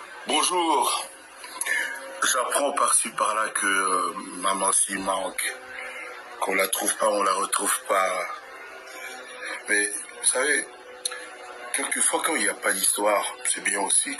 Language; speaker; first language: French; non-native, local second language; Lingala